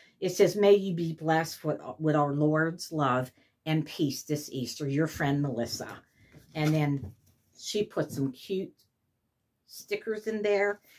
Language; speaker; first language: English; native; English